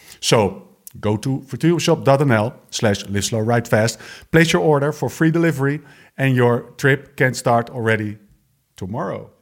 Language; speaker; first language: English; non-native, fluent; Dutch